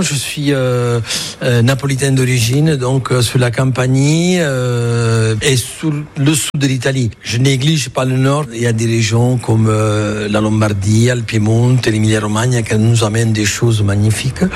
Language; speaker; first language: French; non-native, fluent; Italian